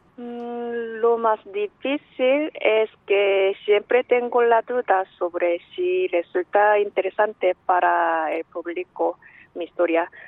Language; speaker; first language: Spanish; non-native, fluent; Korean